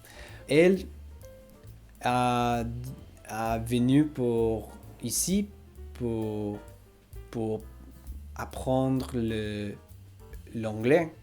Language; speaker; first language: French; non-native, learner; English